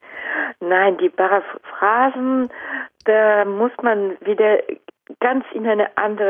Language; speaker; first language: German; non-native, fluent; Japanese